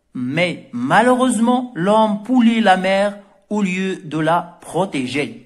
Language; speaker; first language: French; non-native, local second language; Arabic